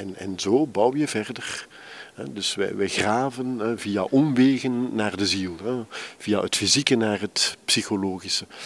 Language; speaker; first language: Dutch; native; Dutch